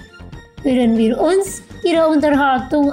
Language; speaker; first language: German; non-native, fluent; Indonesian